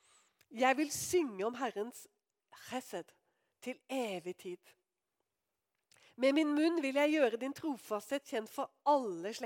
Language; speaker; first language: Norwegian; native; Norwegian